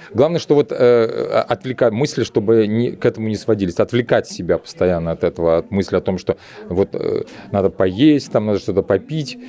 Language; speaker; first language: Russian; native; Russian